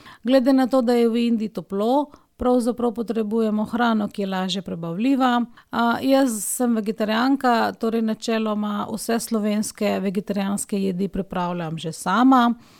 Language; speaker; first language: Slovenian; non-native, fluent; Hindi